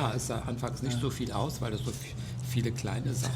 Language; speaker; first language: German; native; German